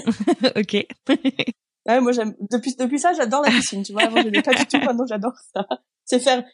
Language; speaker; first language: French; native; French